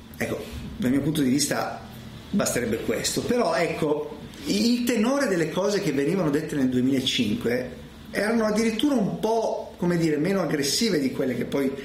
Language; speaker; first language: Italian; native; Italian